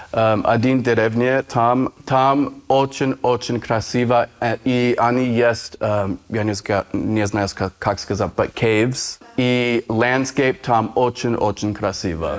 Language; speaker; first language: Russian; non-native, learner; English